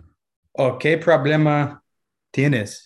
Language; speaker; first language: Spanish; non-native, learner; English